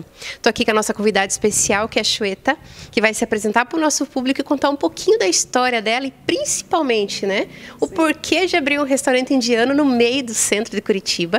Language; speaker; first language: Portuguese; native; Portuguese